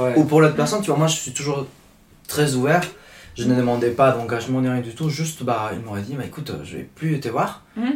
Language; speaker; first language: French; non-native, fluent; Spanish